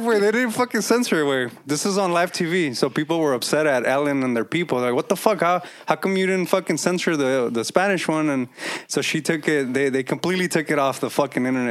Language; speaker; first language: English; early bilingual, other home language; Spanish